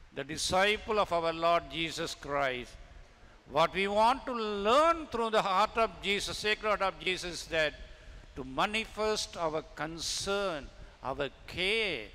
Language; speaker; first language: English; non-native, local second language; Tamil